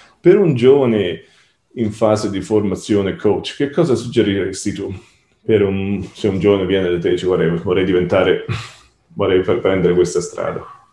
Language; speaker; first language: Italian; native; Italian